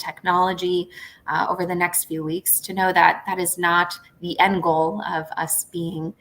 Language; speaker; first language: English; native; English